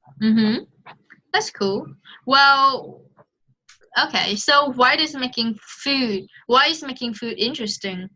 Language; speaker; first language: English; non-native, fluent; Vietnamese